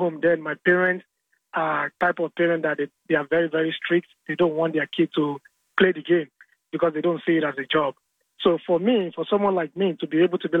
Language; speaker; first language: English; non-native, local second language; Yoruba